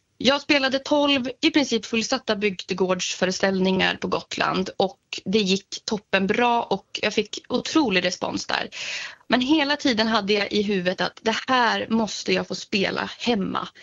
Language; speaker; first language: Swedish; native; Swedish